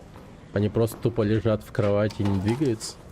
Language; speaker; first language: Russian; native; Russian